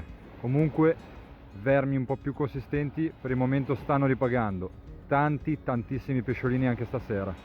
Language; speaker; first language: Italian; native; Italian